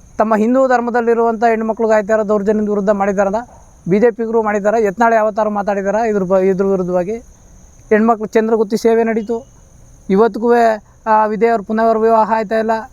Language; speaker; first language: Kannada; native; Kannada